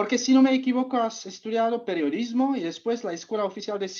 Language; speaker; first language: Spanish; non-native, fluent; Czech